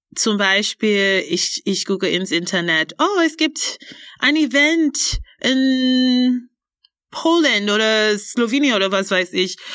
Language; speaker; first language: German; non-native, fluent; English